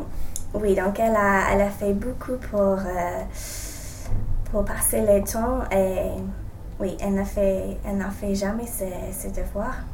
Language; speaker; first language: French; non-native, learner; English